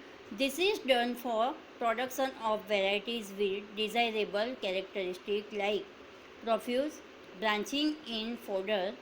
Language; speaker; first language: English; non-native, local second language; Hindi